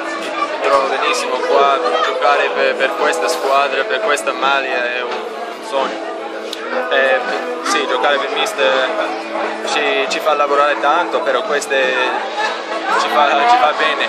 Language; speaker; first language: Italian; non-native, fluent; English